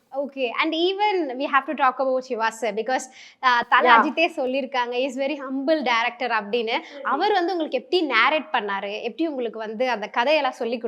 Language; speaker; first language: Tamil; native; Tamil